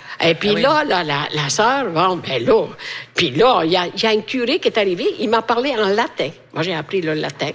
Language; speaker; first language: French; non-native, fluent; Italian